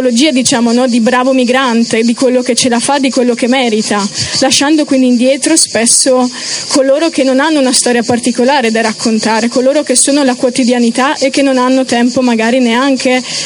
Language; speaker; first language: Italian; early bilingual, other home language; Romanian